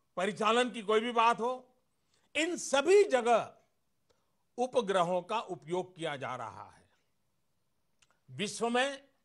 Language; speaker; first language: Hindi; non-native, local second language; Gujarati